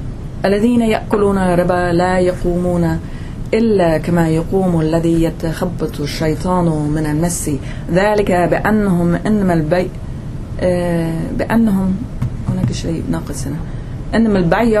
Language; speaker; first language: Arabic; non-native, fluent; English